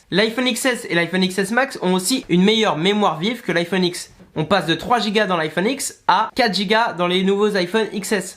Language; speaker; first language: French; native; French